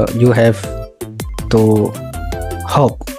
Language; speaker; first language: English; non-native, learner; Indonesian